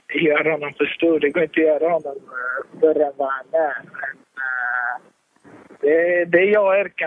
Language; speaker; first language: Swedish; early bilingual, other home language; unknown